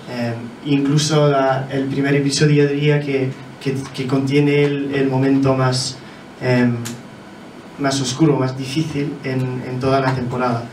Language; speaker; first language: Spanish; non-native, fluent; English